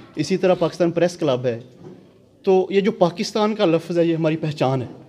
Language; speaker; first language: Urdu; non-native, local second language; Punjabi